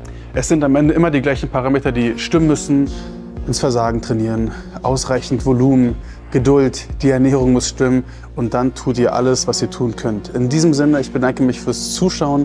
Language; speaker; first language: German; native; German